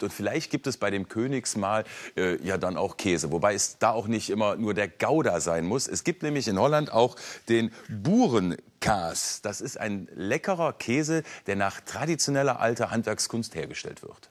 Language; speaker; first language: German; native; German